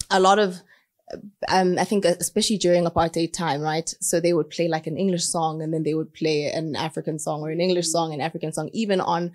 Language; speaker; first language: English; non-native, local second language; Southern Sotho